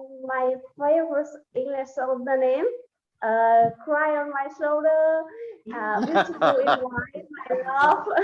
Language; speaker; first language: English; non-native, learner; Vietnamese